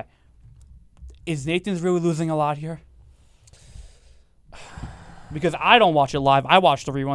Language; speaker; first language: English; native; English